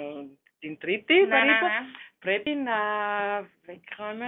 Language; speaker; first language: Greek; non-native, learner; German